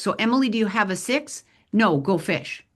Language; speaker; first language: English; native; English